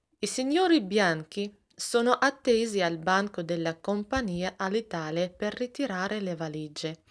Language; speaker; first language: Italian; non-native, fluent; Russian